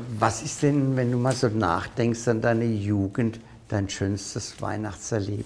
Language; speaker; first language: German; native; German